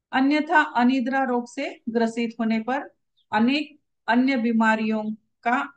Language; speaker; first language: Hindi; non-native, local second language; Marathi